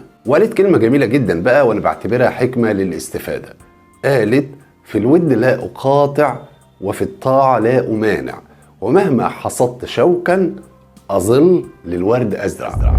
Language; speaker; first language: Arabic; native; Arabic